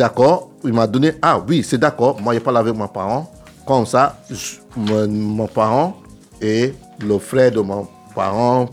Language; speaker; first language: French; non-native, learner; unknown